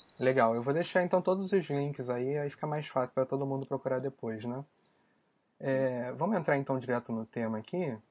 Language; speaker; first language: Portuguese; native; Portuguese